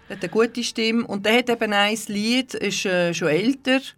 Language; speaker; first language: German; early bilingual, other home language; Turkish